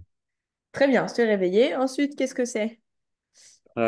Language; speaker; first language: French; native; French